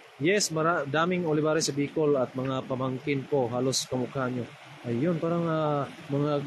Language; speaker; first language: Filipino; non-native, local second language; Cebuano